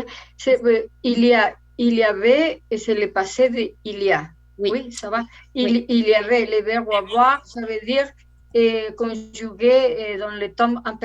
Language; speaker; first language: French; non-native, learner; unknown